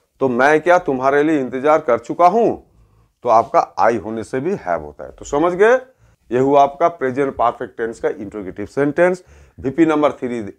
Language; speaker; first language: Hindi; native; Hindi